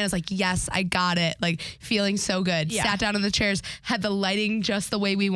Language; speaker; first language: English; native; English